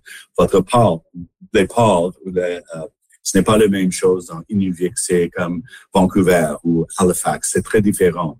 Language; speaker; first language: French; non-native, local second language; English